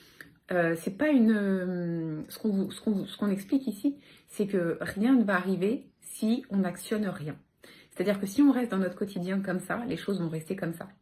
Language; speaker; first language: French; native; French